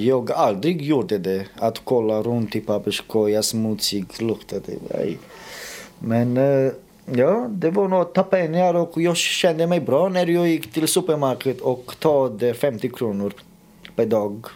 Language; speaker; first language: Swedish; non-native, fluent; Romanian